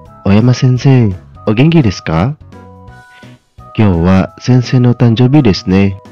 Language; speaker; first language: Japanese; non-native, fluent; Indonesian